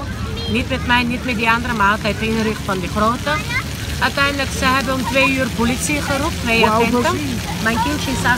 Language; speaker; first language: Dutch; non-native, learner; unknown